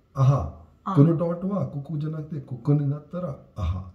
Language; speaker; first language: Japanese; non-native, learner; Hindi